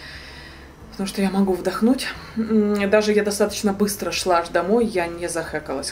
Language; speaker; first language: Russian; native; Russian